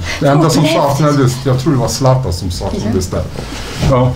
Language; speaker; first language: Swedish; native; Swedish